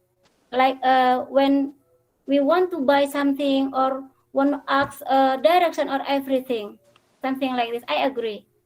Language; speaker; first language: English; non-native, fluent; Indonesian